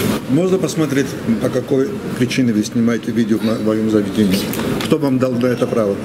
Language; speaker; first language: Russian; non-native, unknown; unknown